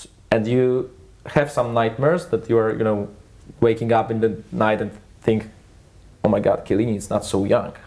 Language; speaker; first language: English; non-native, fluent; Polish